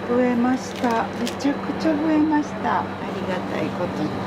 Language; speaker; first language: Japanese; native; Japanese